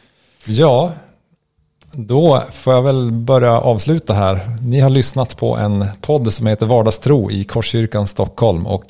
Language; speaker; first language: Swedish; native; Swedish